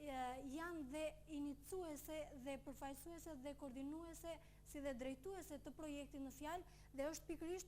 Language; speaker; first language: Albanian; native; Albanian